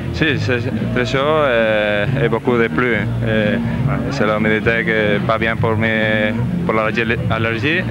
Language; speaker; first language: French; non-native, learner; Spanish